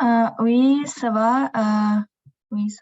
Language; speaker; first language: French; non-native, learner; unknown